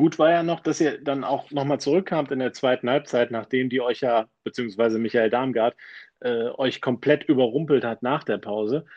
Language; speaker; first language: German; native; German